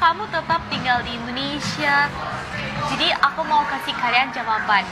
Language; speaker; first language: Indonesian; non-native, fluent; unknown